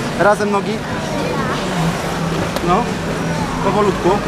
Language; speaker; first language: Polish; native; Polish